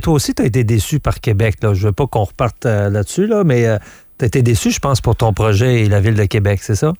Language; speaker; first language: French; native; French